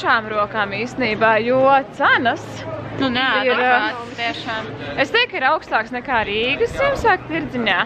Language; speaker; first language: Latvian; native; Latvian